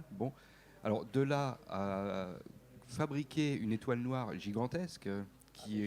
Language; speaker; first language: French; native; French